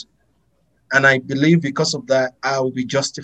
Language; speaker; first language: English; non-native, local second language; Yoruba